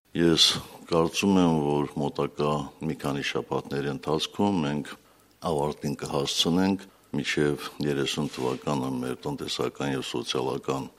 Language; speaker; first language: Armenian; native; Armenian